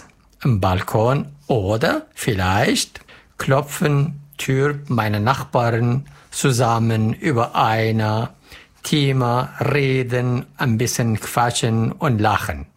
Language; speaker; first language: German; non-native, learner; Arabic